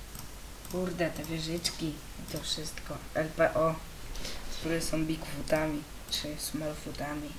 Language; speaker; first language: Polish; native; Polish